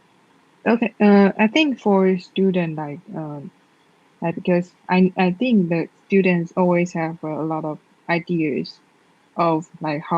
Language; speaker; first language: English; non-native, learner; Chinese